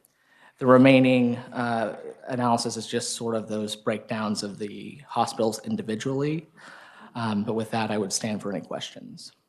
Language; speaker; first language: English; native; English